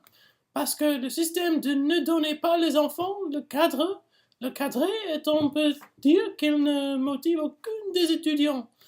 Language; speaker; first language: French; non-native, learner; English